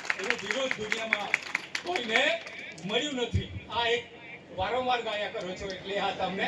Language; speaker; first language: Gujarati; non-native, local second language; Vasavi